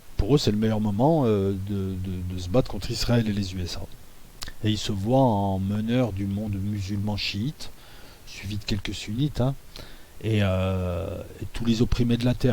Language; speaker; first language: French; native; French